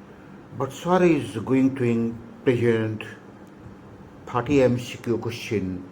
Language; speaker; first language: English; non-native, local second language; Odia